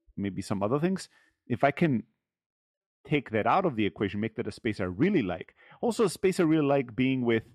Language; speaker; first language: English; early bilingual, heritage; German